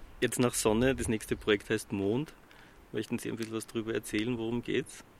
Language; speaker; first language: German; native; German